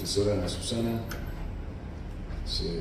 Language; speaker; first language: Hebrew; non-native, fluent; Spanish